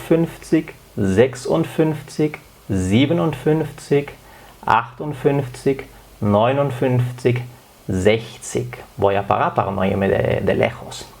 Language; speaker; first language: Spanish; non-native, fluent; German